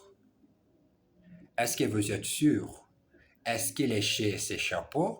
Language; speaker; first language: French; non-native, learner; English